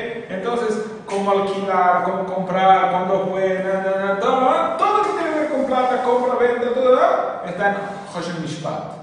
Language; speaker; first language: Spanish; non-native, fluent; Portuguese